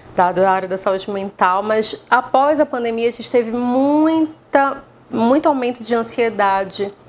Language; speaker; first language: Portuguese; native; Portuguese